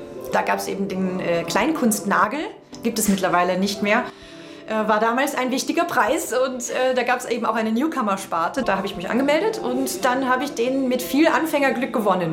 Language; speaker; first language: German; native; German